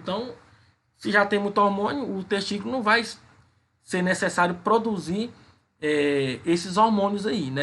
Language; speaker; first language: Portuguese; native; Portuguese